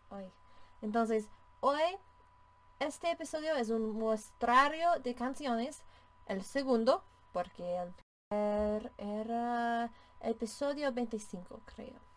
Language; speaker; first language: Spanish; non-native, fluent; English